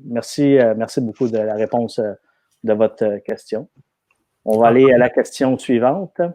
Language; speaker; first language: French; native; French